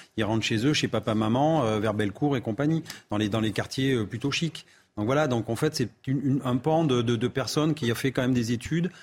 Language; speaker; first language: French; native; French